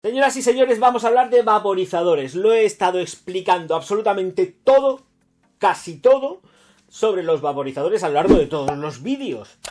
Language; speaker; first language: Spanish; native; Spanish